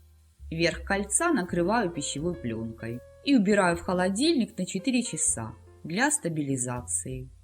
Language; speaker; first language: Russian; native; Russian